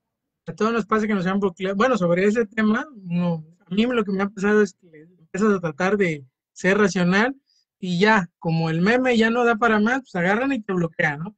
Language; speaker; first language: Spanish; native; Spanish